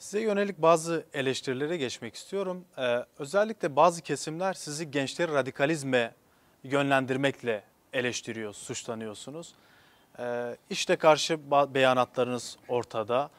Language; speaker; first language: Turkish; non-native, local second language; Kurdish